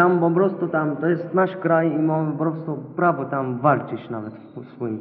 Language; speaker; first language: Polish; non-native, learner; Arabic